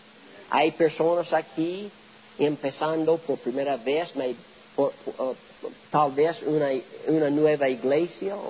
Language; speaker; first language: Spanish; non-native, learner; English